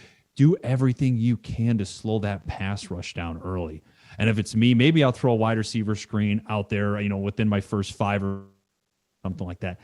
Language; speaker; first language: English; native; English